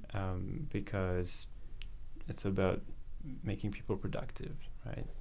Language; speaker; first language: English; non-native, fluent; French